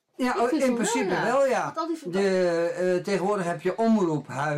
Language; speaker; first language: Dutch; native; Dutch